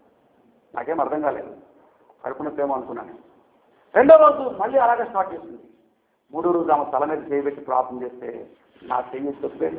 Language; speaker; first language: Telugu; native; Telugu